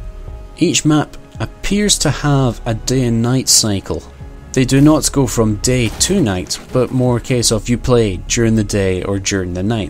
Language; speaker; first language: English; native; English